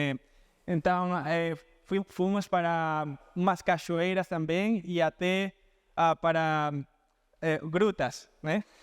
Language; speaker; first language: Portuguese; non-native, fluent; Spanish